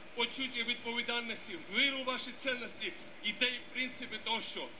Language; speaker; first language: Ukrainian; non-native, fluent; Georgian